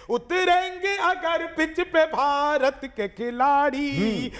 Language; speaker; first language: Hindi; native; Hindi